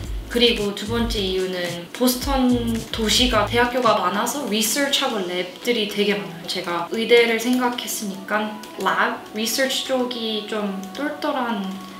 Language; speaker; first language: Korean; early bilingual, heritage; Korean